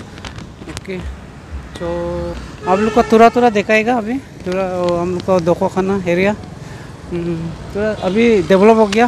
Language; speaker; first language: Hindi; non-native, local second language; Assamese